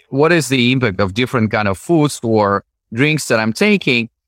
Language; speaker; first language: English; non-native, fluent; Russian